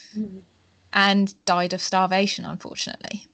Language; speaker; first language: English; non-native, fluent; German